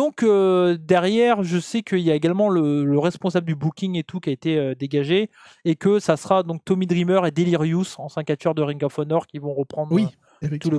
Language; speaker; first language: French; native; French